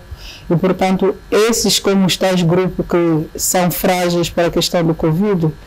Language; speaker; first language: Portuguese; native; Portuguese